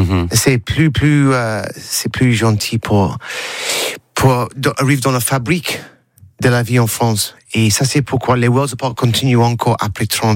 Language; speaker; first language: French; non-native, learner; English